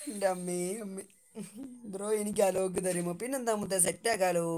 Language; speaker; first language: Malayalam; native; Malayalam